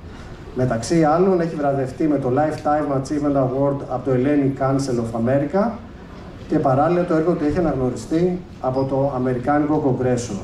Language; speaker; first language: Greek; native; Greek